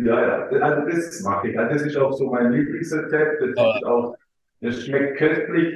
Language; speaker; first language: German; early bilingual, other home language; Croatian